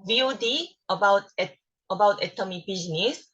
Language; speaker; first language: English; non-native, learner; Korean